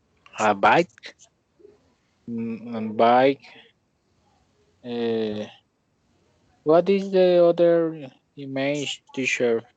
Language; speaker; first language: English; non-native, learner; Spanish